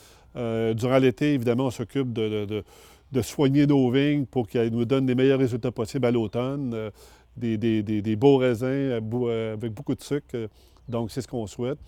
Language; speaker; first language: French; native; French